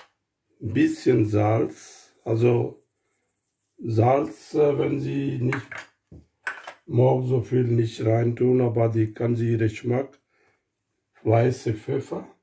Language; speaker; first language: German; non-native, learner; Urdu